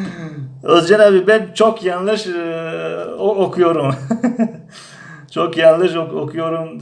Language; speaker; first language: Turkish; non-native, learner; Tajik